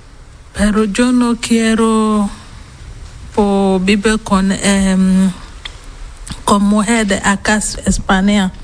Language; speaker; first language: Spanish; non-native, learner; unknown